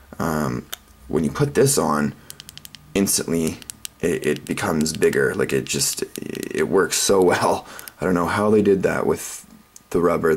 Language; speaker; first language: English; native; English